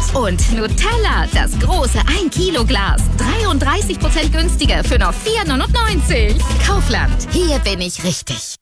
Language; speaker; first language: German; native; German